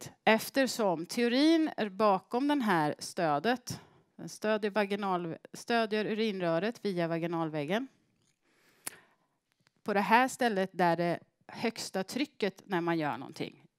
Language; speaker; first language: Swedish; native; Swedish